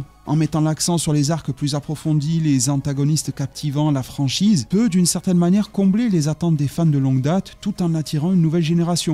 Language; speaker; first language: French; native; French